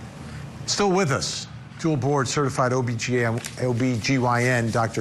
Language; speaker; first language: English; native; English